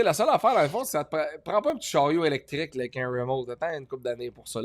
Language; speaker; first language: French; native; French